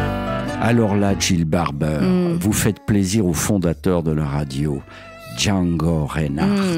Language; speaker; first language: French; native; French